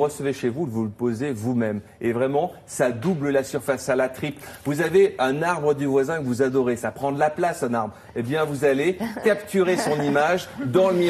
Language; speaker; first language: French; native; French